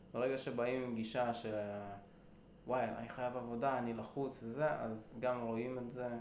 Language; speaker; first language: Hebrew; early bilingual, other home language; Russian